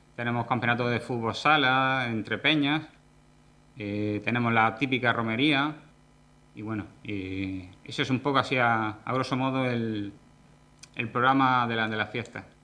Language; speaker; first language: Spanish; native; Spanish